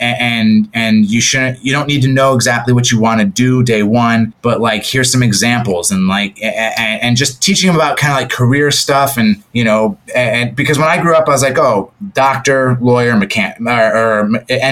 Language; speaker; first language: English; native; English